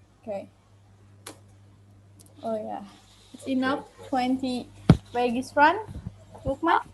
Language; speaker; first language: English; non-native, learner; Indonesian